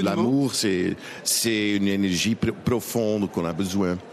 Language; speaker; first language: French; non-native, local second language; Dutch